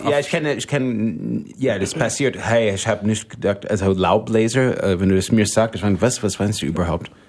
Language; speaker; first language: German; non-native, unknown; English